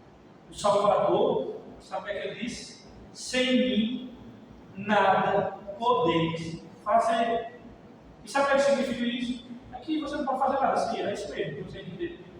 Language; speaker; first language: Portuguese; native; Portuguese